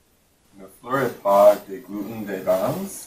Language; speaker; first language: French; non-native, learner; English